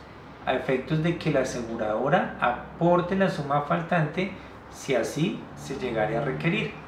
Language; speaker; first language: Spanish; native; Spanish